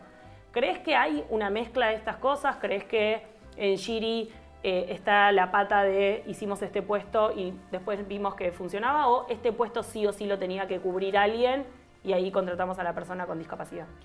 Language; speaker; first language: Spanish; native; Spanish